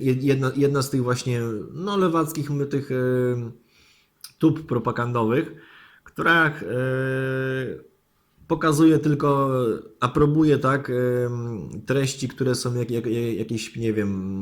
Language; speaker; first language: Polish; native; Polish